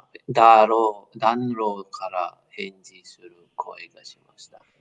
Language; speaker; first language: Japanese; non-native, learner; English